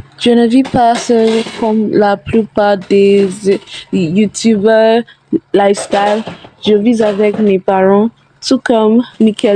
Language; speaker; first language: French; non-native, learner; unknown